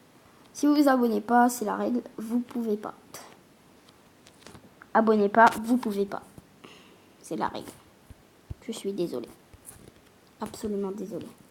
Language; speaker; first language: French; native; French